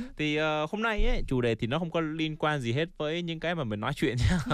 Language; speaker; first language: Vietnamese; non-native, fluent; Korean